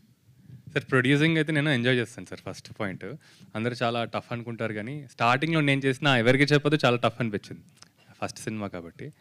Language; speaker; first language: Telugu; native; Telugu